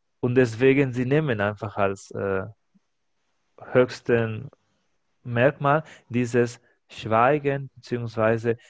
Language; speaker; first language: German; non-native, fluent; Spanish